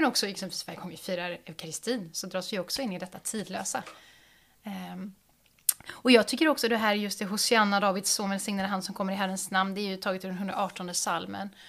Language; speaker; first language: Swedish; native; Swedish